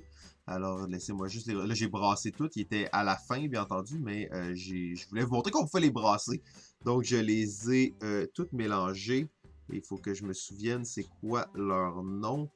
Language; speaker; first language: French; native; French